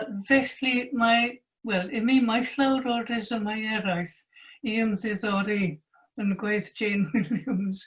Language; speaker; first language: Welsh; non-native, fluent; English